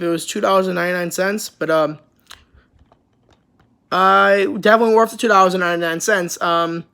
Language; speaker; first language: English; native; English